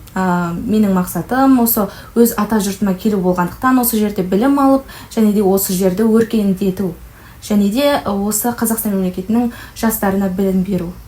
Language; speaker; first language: Kazakh; early bilingual, heritage; Kazakh